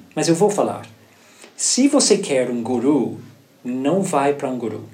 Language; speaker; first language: Portuguese; non-native, fluent; English